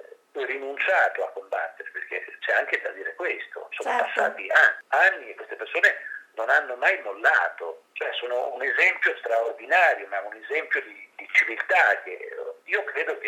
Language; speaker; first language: Italian; native; Italian